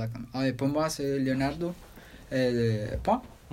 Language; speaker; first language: French; non-native, learner; Spanish